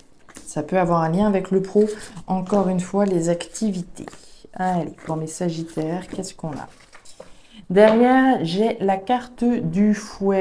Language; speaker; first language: French; native; French